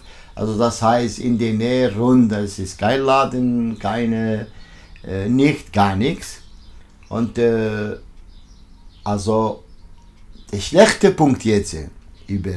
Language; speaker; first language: German; non-native, learner; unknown